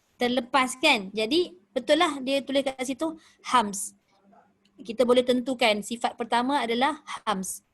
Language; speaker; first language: Malay; native; Malay